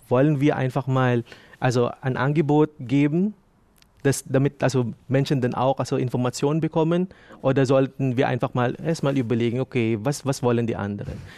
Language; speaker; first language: German; non-native, fluent; Filipino